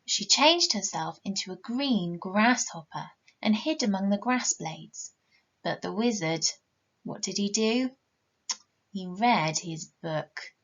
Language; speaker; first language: English; native; English